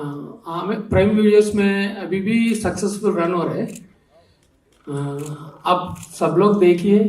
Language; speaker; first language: Hindi; non-native, local second language; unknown